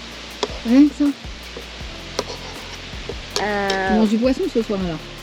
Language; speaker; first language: French; native; French